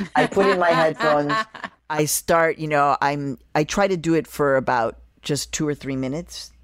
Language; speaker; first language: English; native; English